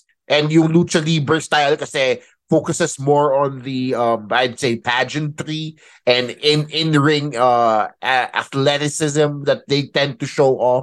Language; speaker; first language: English; non-native, local second language; Filipino